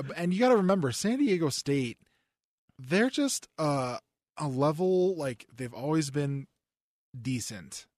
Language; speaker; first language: English; native; English